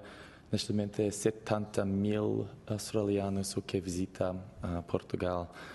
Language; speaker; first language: Portuguese; non-native, learner; English